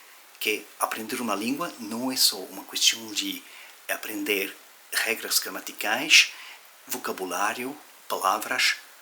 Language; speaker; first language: Portuguese; non-native, fluent; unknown